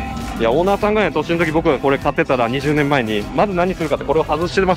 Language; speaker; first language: Japanese; native; Japanese